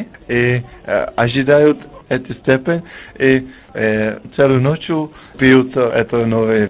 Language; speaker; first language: Russian; non-native, learner; Czech